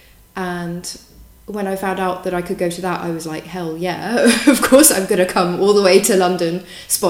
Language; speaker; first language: English; native; English